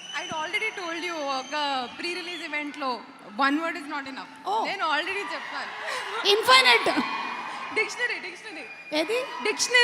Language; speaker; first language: Telugu; non-native, learner; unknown